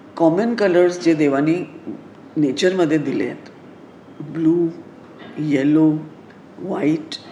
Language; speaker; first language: Marathi; non-native, local second language; Sindhi